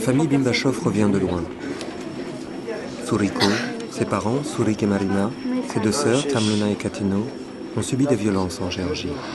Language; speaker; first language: French; native; French